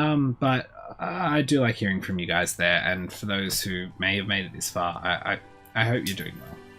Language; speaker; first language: English; native; English